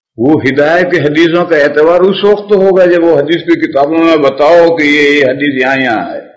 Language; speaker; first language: Urdu; native; Urdu